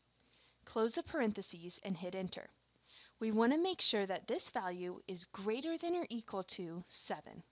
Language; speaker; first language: English; native; English